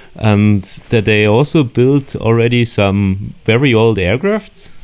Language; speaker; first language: English; non-native, fluent; German